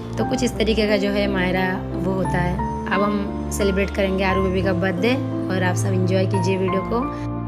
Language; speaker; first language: Hindi; non-native, local second language; Bangla